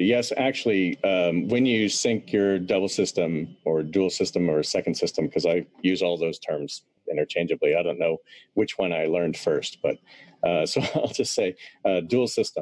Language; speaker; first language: English; native; English